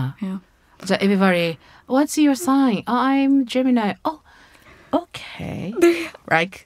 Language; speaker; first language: English; non-native, learner; Japanese